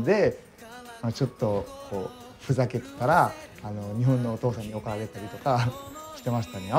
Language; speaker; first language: Japanese; early bilingual, other home language; Filipino